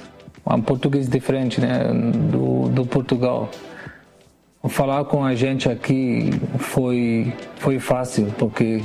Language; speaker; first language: Portuguese; non-native, learner; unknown